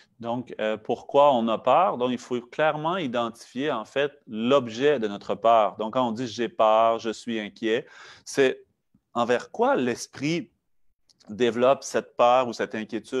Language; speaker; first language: French; native; French